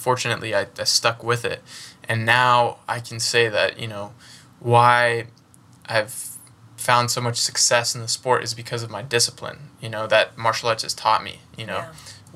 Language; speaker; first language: English; native; English